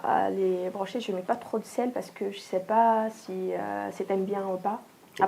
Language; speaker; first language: French; non-native, local second language; Arabic